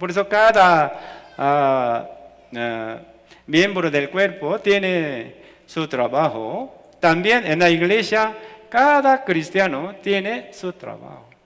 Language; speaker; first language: Spanish; non-native, fluent; Korean